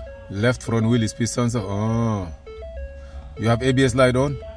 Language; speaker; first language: English; non-native, fluent; Arabic